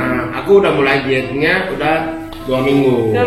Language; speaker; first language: Indonesian; non-native, learner; Japanese